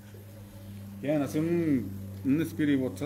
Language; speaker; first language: Spanish; native; Spanish